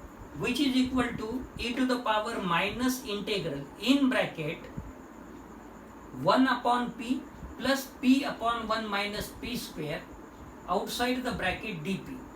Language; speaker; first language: English; non-native, local second language; Marathi